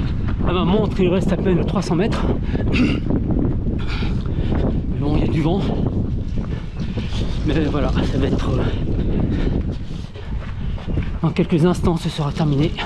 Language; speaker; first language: French; native; French